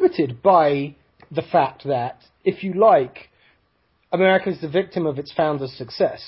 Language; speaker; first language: English; native; English